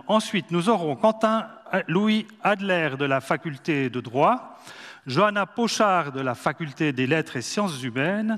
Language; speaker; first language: French; native; French